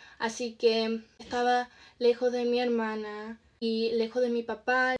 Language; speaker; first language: Spanish; early bilingual, heritage; Spanish